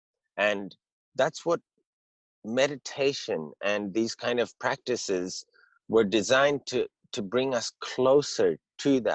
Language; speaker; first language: English; early bilingual, heritage; English